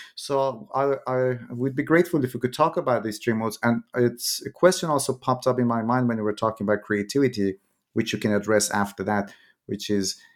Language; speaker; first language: English; non-native, fluent; Persian